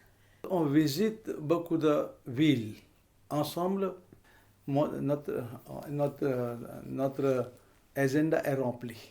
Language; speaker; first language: French; non-native, fluent; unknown